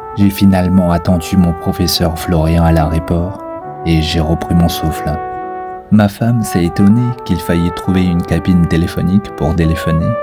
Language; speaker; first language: French; non-native, fluent; Chinese